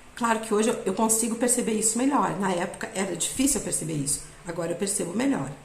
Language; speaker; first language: Portuguese; native; Portuguese